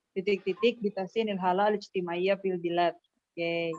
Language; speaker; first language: Indonesian; native; Indonesian